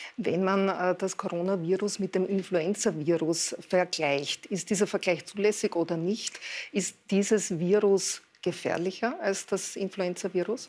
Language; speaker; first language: German; native; German